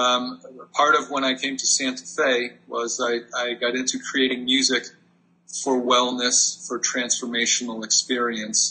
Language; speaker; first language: English; native; English